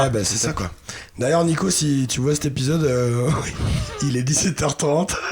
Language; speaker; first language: French; native; French